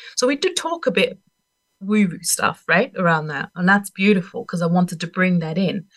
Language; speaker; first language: English; non-native, fluent; German